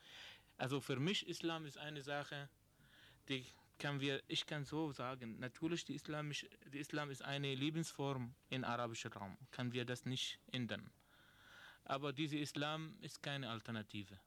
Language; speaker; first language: German; non-native, learner; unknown